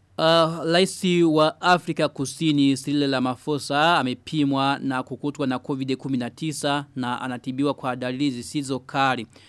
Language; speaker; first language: Swahili; non-native, local second language; Rundi